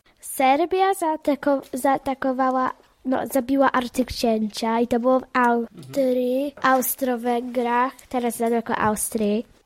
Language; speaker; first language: Polish; early bilingual, heritage; Polish